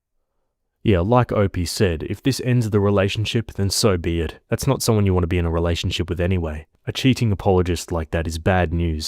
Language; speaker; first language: English; native; English